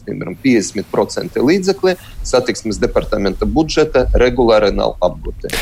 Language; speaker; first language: Latvian; non-native, local second language; Russian